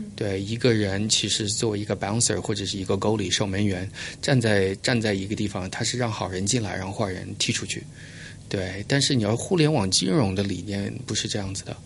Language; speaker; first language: Chinese; early bilingual, heritage; Chinese